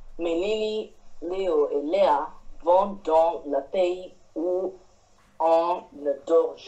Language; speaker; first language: French; non-native, learner; Chinese